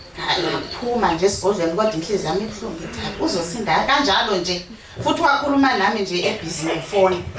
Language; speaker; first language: Zulu; native; Zulu